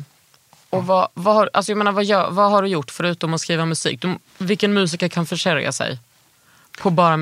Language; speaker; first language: Swedish; native; Swedish